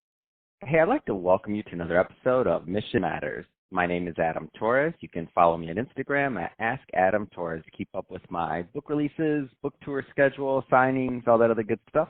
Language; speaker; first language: English; native; English